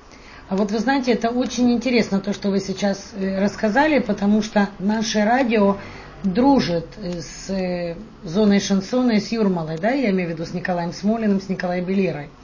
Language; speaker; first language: Russian; native; Russian